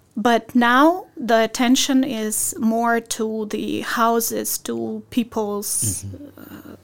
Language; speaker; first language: English; non-native, fluent; Ukrainian